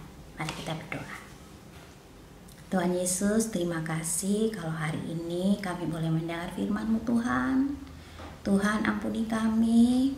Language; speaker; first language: Indonesian; native; Indonesian